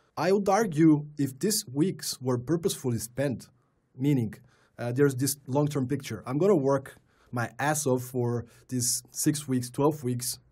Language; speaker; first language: English; non-native, fluent; Bulgarian